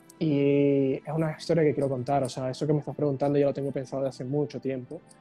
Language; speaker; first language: Spanish; native; Spanish